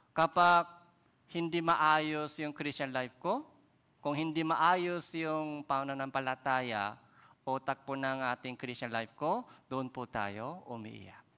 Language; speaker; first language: Filipino; non-native, fluent; Korean